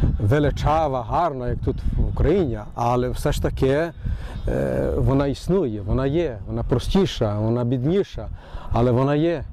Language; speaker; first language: Ukrainian; early bilingual, heritage; Ukrainian